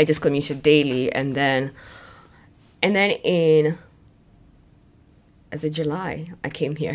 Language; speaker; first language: English; non-native, local second language; Kamba